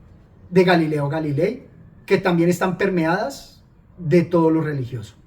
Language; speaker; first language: Spanish; native; Spanish